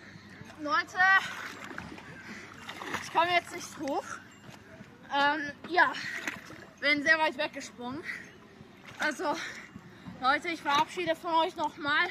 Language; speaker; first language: German; early bilingual, other home language; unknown